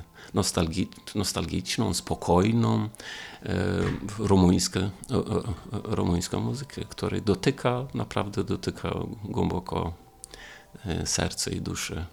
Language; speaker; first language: Polish; non-native, fluent; Romanian